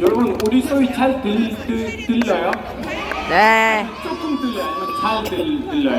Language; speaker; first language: Korean; non-native, learner; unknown